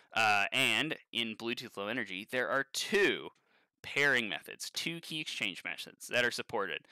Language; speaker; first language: English; native; English